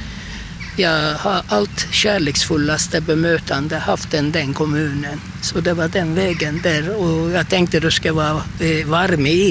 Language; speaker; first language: Swedish; non-native, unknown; Turkish